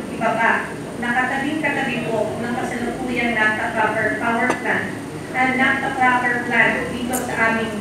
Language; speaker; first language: Filipino; native; Filipino